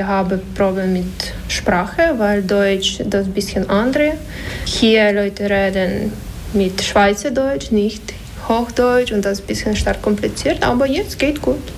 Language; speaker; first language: German; non-native, learner; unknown